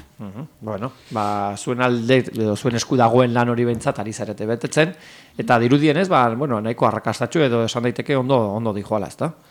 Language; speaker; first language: Basque; native; Basque